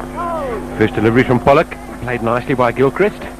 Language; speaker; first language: English; native; English